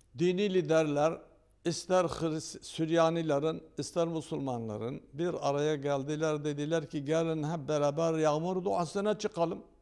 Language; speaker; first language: Turkish; non-native, local second language; Turoyo